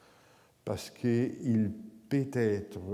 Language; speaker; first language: French; non-native, fluent; Italian